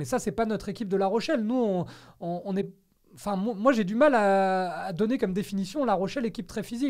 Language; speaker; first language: French; native; French